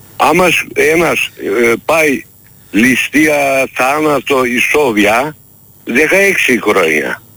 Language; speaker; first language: Greek; non-native, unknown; Turkish